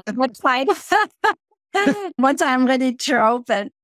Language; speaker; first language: English; non-native, fluent; German